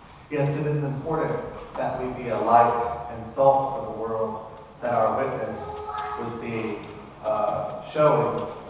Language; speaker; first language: English; native; English